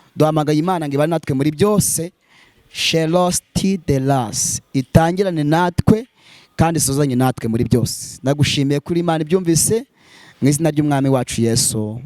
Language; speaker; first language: Kinyarwanda; native; Kinyarwanda